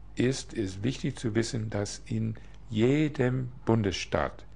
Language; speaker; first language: German; non-native, fluent; English